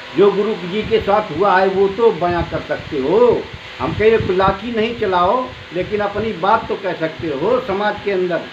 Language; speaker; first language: Hindi; native; Hindi